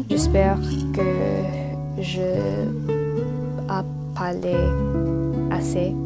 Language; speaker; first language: French; non-native, learner; English